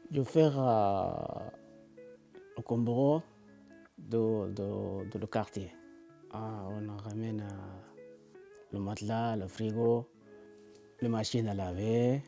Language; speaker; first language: French; non-native, learner; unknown